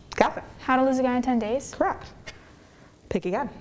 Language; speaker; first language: English; native; English